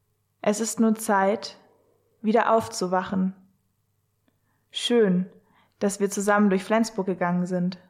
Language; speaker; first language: German; native; German